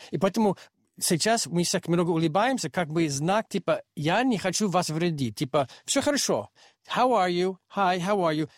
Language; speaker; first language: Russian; non-native, fluent; English